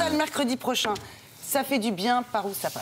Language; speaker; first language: French; native; French